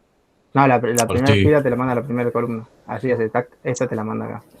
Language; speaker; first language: Spanish; native; Spanish